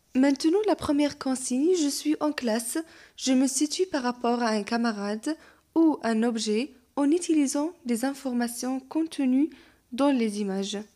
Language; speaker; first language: French; non-native, local second language; Arabic